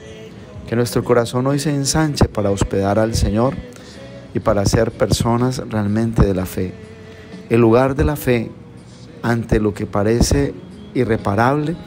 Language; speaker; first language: Spanish; native; Spanish